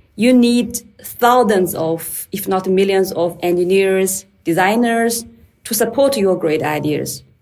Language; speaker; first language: English; non-native, fluent; Chinese